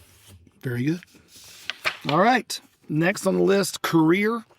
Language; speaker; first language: English; native; English